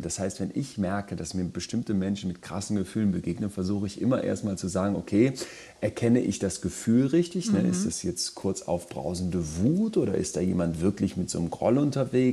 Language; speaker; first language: German; native; German